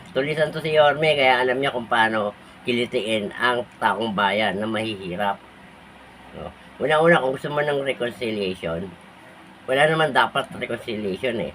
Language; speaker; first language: Filipino; native; Filipino